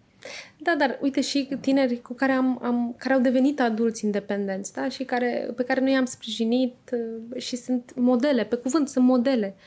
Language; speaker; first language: Romanian; native; Romanian